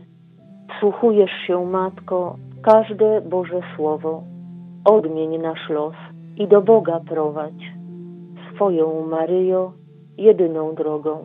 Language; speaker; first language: Polish; native; Polish